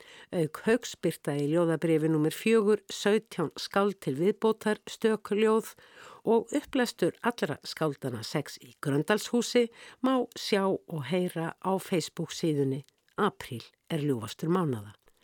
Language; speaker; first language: Icelandic; native; Icelandic